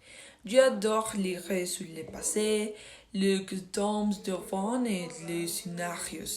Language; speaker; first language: French; non-native, learner; Spanish